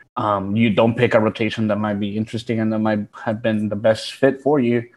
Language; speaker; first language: English; early bilingual, other home language; Spanish